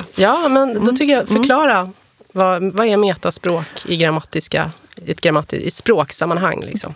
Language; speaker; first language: Swedish; native; Swedish